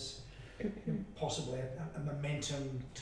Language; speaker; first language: English; native; English